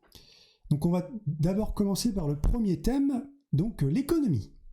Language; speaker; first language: French; native; French